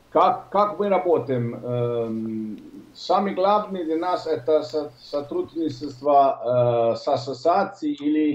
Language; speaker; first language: Russian; non-native, learner; Italian